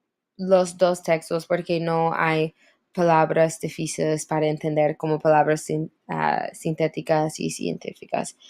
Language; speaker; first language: Spanish; non-native, learner; English